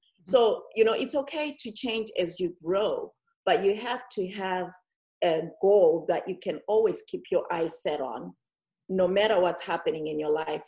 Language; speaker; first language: English; non-native, local second language; Shona